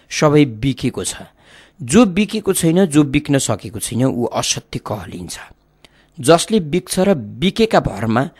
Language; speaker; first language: Nepali; native; Nepali